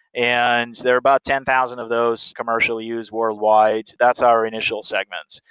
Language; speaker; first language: English; non-native, fluent; Russian